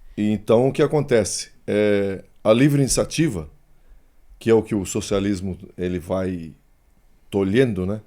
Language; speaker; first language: Portuguese; native; Portuguese